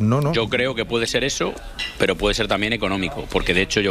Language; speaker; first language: Spanish; native; Spanish